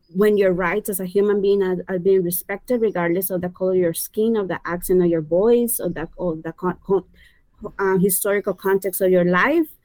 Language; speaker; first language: English; non-native, fluent; Spanish